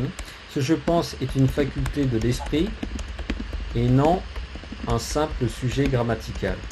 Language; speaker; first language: French; native; French